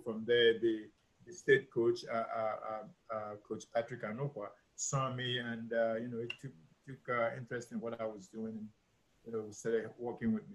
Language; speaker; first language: English; non-native, local second language; Igbo